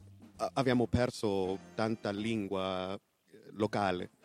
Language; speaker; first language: Italian; non-native, learner; Spanish